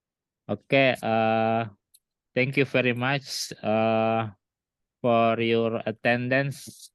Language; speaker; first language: English; non-native, learner; Indonesian